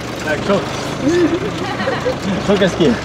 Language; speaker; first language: Turkish; non-native, learner; French